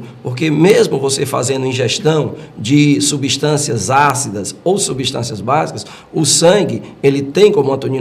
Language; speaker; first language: Portuguese; native; Portuguese